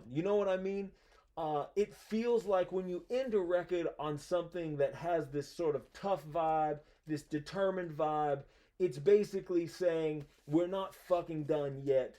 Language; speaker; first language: English; native; English